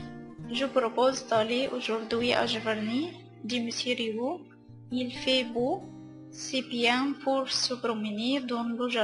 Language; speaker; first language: French; non-native, learner; Arabic